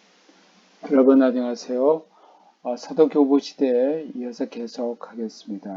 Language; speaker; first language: Korean; native; Korean